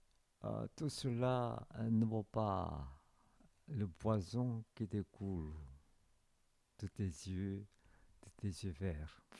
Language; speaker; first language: French; non-native, learner; Korean